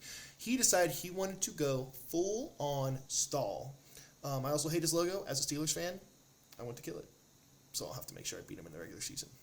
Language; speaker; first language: English; native; English